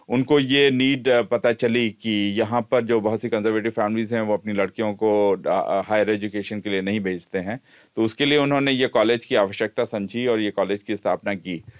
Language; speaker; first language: Hindi; native; Hindi